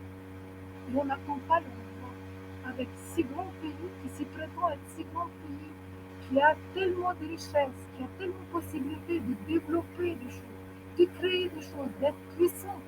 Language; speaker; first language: French; non-native, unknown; Ukrainian